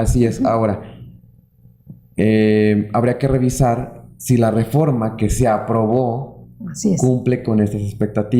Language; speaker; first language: Spanish; native; Spanish